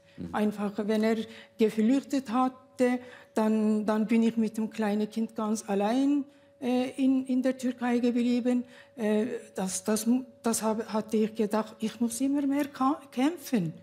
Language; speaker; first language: German; non-native, learner; Kurdish